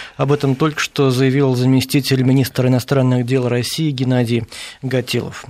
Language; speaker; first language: Russian; native; Russian